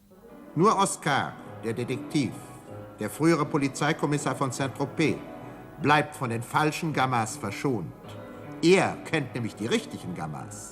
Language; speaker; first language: German; native; German